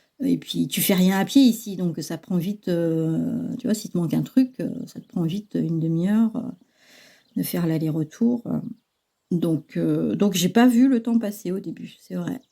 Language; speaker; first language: French; early bilingual, other home language; Chinese